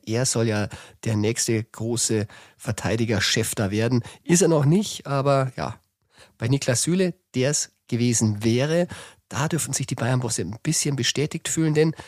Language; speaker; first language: German; native; German